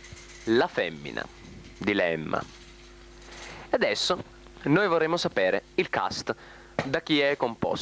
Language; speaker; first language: Italian; native; Italian